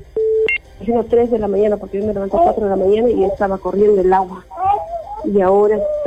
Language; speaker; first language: Spanish; native; Spanish